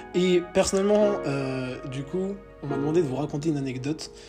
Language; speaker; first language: French; native; French